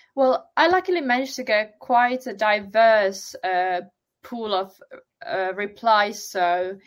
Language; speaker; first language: English; non-native, fluent; Finnish